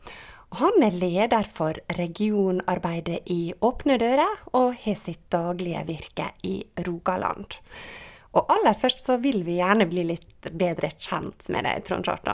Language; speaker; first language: Norwegian; native; Norwegian